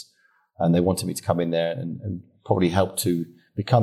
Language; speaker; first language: English; native; English